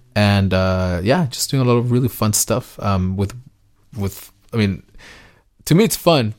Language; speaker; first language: English; early bilingual, other home language; Spanish